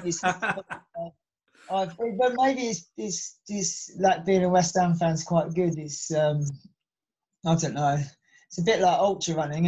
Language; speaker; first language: English; native; English